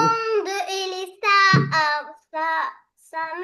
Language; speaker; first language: French; non-native, learner; Arabic